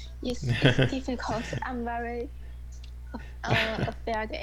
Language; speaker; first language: English; non-native, learner; Chinese